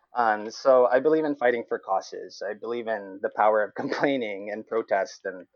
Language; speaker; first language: English; non-native, local second language; Cebuano